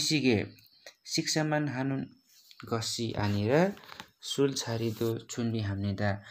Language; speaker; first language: Korean; non-native, learner; Nepali